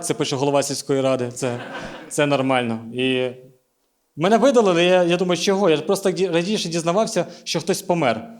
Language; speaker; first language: Ukrainian; native; Ukrainian